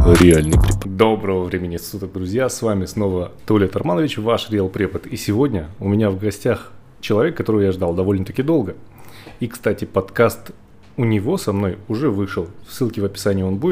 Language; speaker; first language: Russian; native; Russian